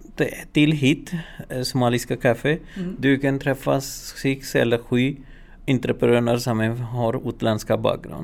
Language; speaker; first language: Swedish; non-native, fluent; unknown